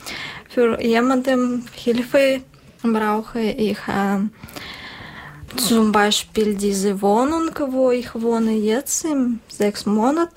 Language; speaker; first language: German; non-native, learner; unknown